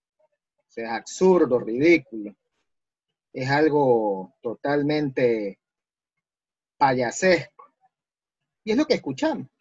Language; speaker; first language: Spanish; native; Spanish